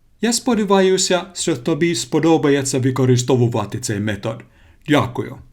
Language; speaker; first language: Ukrainian; non-native, learner; Finnish